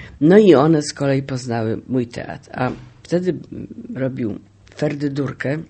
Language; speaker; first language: Polish; native; Polish